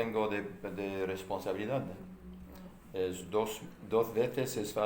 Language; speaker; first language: Spanish; non-native, learner; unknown